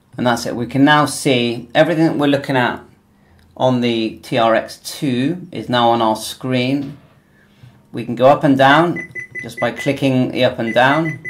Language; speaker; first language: English; native; English